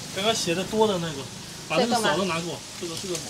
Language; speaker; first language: Chinese; native; Chinese